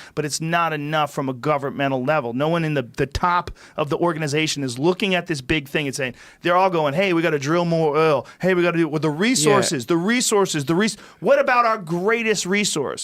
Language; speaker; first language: English; native; English